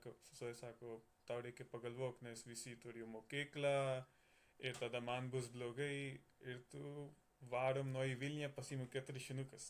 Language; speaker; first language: Lithuanian; non-native, learner; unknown